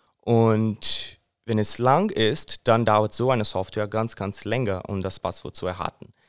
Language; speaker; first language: German; non-native, fluent; Portuguese